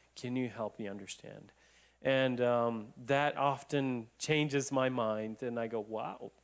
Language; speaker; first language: English; non-native, fluent; Romanian